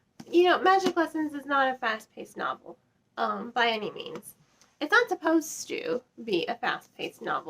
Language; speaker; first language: English; native; English